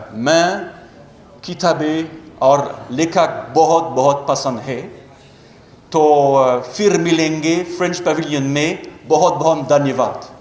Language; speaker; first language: Hindi; non-native, learner; French